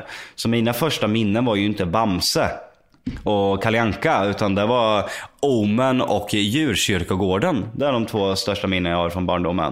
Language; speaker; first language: Swedish; native; Swedish